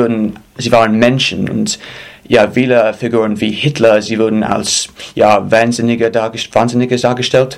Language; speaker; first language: German; non-native, fluent; English